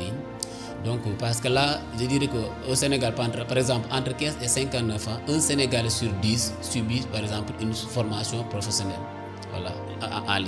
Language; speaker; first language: French; non-native, local second language; Wolof